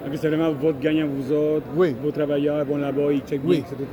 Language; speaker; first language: French; native; French